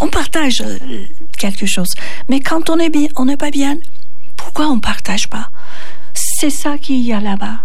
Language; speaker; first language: French; non-native, fluent; Turkish